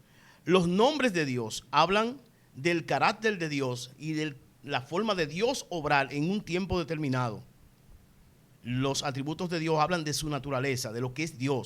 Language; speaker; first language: Spanish; native; Spanish